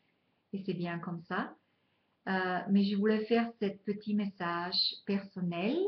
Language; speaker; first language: French; non-native, fluent; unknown